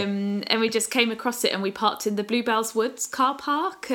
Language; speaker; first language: English; native; English